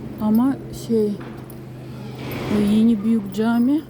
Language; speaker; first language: Turkish; non-native, fluent; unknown